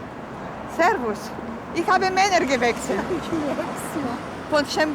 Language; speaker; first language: German; non-native, learner; Polish